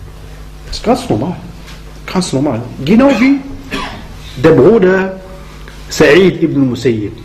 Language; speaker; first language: German; non-native, fluent; Arabic